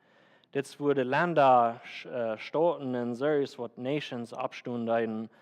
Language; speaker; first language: German; non-native, learner; Plautdietsch